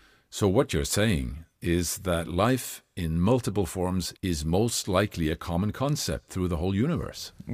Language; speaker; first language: English; non-native, fluent; Norwegian